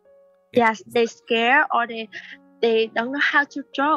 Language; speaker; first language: English; non-native, learner; Vietnamese